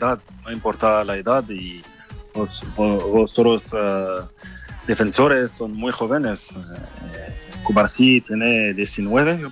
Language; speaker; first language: Spanish; non-native, fluent; French